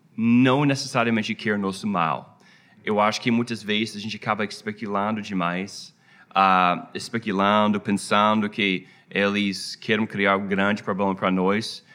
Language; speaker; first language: Portuguese; non-native, fluent; English